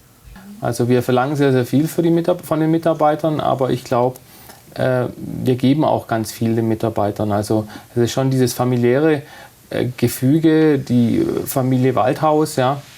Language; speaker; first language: German; native; German